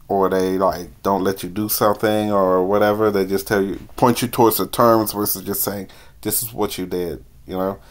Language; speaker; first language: English; native; English